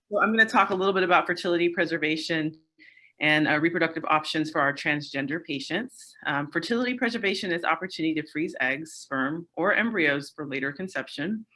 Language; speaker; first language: English; native; English